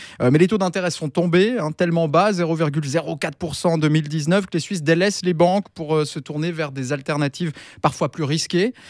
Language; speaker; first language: French; native; French